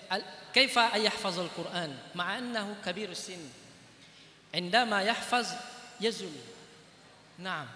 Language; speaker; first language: Arabic; non-native, fluent; Indonesian